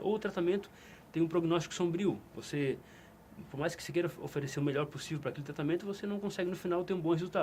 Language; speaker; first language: Portuguese; native; Portuguese